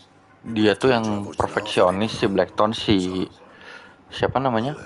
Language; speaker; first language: Indonesian; native; Indonesian